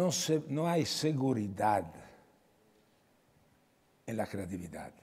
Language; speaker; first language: Spanish; non-native, learner; Italian